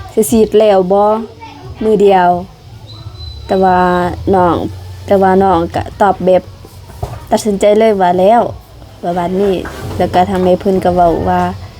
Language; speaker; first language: Lao; native; Lao